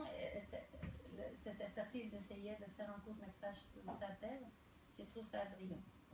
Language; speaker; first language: French; non-native, fluent; Spanish